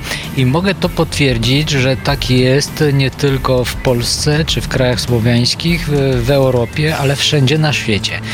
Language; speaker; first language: Polish; non-native, fluent; Bulgarian